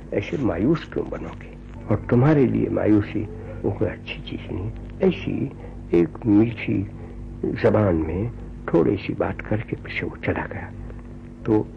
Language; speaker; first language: Hindi; non-native, local second language; Gujarati